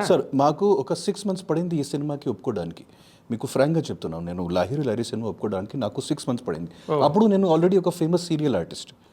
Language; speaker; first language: Telugu; non-native, fluent; Hindi